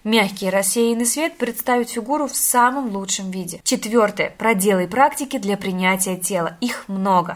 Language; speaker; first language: Russian; native; Russian